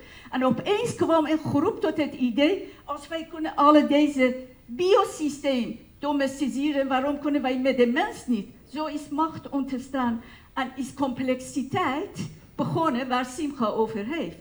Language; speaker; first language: Dutch; non-native, fluent; Persian